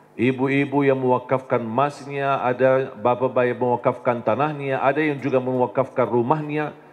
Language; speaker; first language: Indonesian; non-native, fluent; Arabic